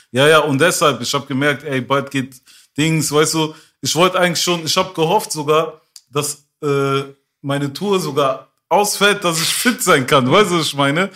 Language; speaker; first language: German; early bilingual, other home language; French